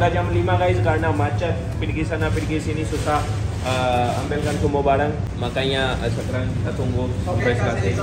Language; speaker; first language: Indonesian; non-native, learner; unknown